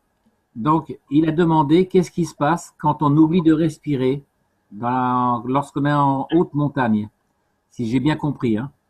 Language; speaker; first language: French; native; French